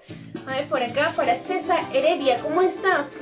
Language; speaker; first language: Spanish; native; Spanish